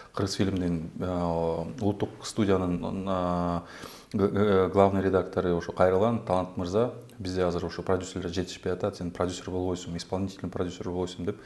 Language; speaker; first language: Kyrgyz; native; Kyrgyz